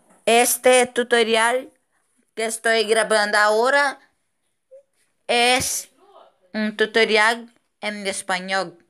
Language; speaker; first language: Spanish; non-native, fluent; Portuguese